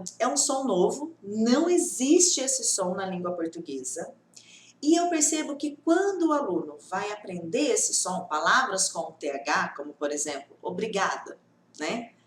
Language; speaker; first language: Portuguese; native; Portuguese